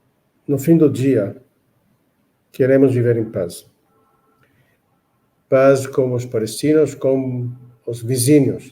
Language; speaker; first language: Portuguese; non-native, fluent; Hebrew